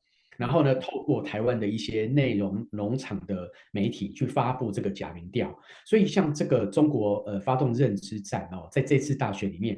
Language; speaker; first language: Chinese; native; Chinese